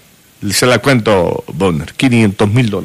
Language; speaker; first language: Spanish; native; Spanish